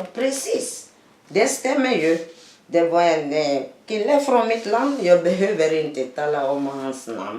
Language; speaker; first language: Swedish; non-native, learner; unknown